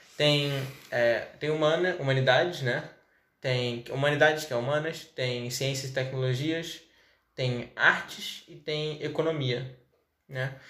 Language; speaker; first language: Portuguese; native; Portuguese